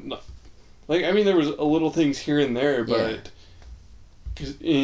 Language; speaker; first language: English; native; English